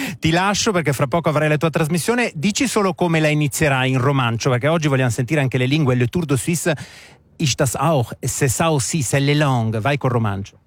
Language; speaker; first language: Italian; native; Italian